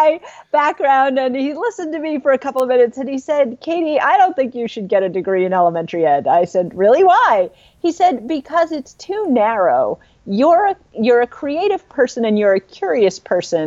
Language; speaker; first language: English; native; English